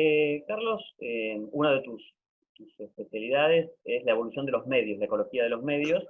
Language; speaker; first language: Spanish; native; Spanish